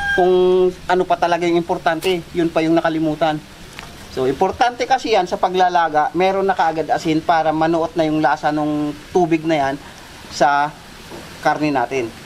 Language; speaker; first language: Filipino; non-native, local second language; Kinaray-a